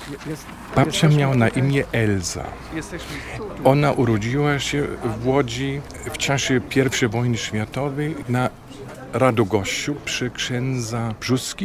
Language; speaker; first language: Polish; non-native, fluent; German